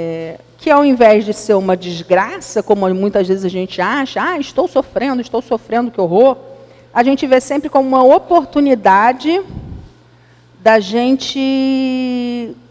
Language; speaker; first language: Portuguese; native; Portuguese